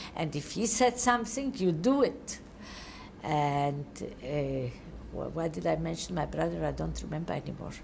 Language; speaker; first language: English; non-native, fluent; Polish